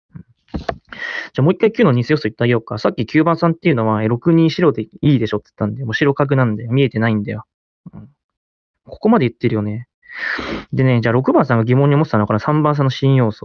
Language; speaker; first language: Japanese; native; Japanese